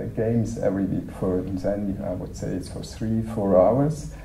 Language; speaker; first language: English; non-native, fluent; German